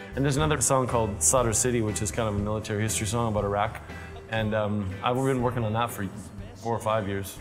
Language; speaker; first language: English; native; English